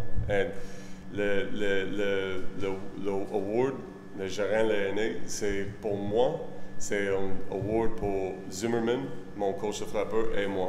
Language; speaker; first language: French; non-native, learner; English